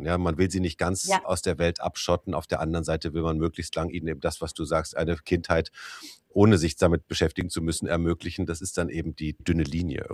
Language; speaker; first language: German; native; German